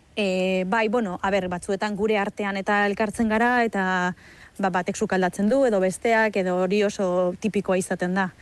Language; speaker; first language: Basque; native; Basque